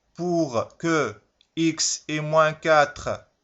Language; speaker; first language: French; non-native, local second language; Arabic